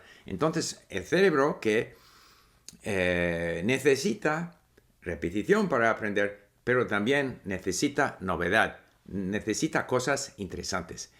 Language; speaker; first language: Spanish; non-native, fluent; English